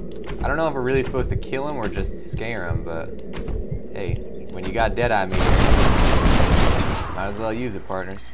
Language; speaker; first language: English; native; English